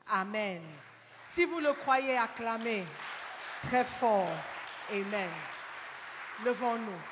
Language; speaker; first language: French; non-native, fluent; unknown